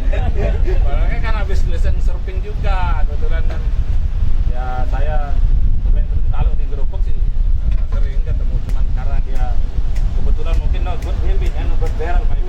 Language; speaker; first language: Indonesian; non-native, local second language; Sasak